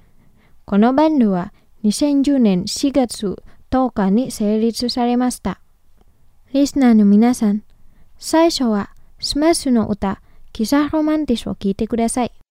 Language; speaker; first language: Japanese; non-native, fluent; Indonesian